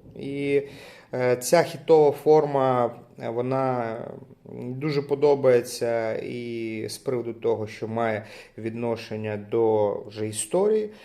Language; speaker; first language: Ukrainian; non-native, local second language; Russian